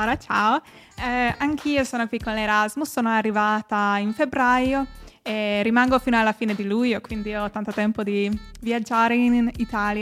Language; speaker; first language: Italian; non-native, fluent; Hungarian